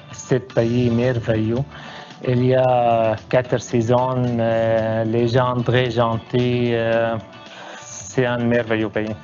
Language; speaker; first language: French; non-native, learner; Arabic